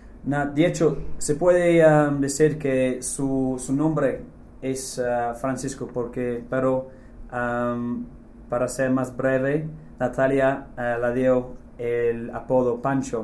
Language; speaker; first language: Spanish; non-native, fluent; English